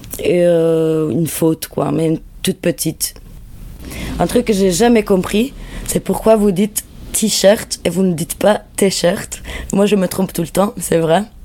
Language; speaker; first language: French; non-native, fluent; Italian